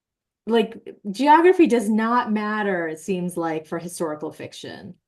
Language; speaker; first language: English; native; English